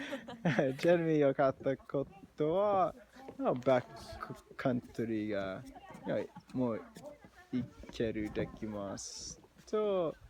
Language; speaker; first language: Japanese; non-native, learner; English